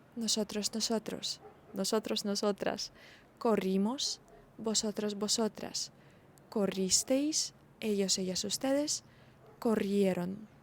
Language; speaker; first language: Spanish; non-native, fluent; Ukrainian